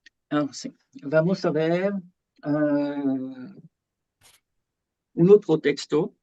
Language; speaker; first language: Spanish; non-native, fluent; French